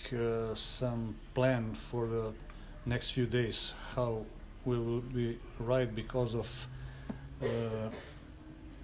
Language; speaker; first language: English; non-native, learner; Croatian